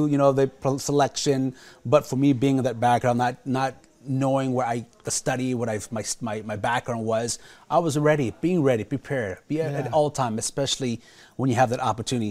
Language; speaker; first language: English; non-native, fluent; Lao